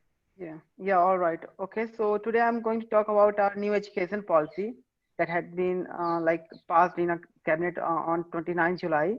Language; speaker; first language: English; non-native, learner; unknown